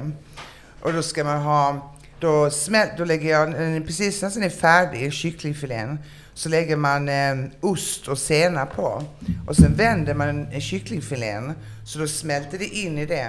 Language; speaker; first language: Swedish; native; Swedish